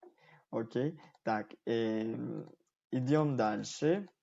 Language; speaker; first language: Russian; non-native, fluent; Spanish